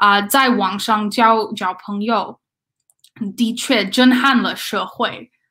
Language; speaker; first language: Chinese; non-native, learner; English